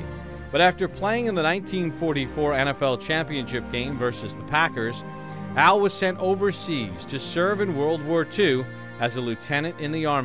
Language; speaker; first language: English; native; English